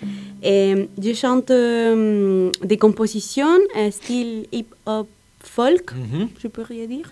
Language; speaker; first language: French; non-native, learner; Spanish